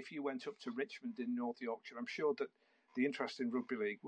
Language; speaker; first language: English; native; English